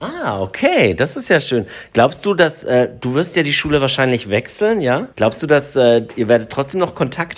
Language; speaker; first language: German; native; German